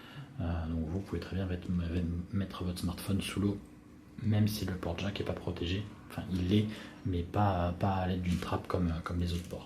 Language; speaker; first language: French; native; French